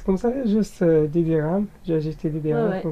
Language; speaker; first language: French; non-native, learner; Arabic